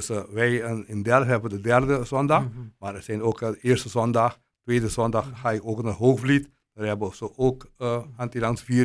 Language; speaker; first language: Dutch; non-native, local second language; Papiamento